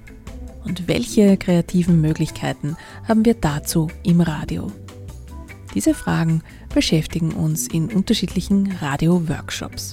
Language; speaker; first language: German; native; German